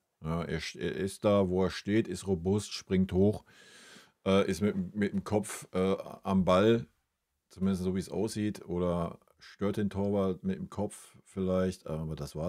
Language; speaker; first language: German; native; German